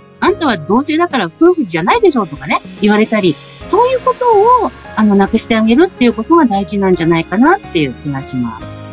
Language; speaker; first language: Japanese; native; Japanese